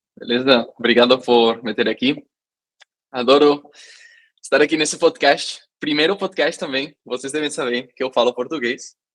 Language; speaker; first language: Portuguese; non-native, fluent; Catalan